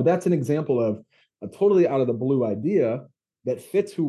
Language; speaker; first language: English; native; English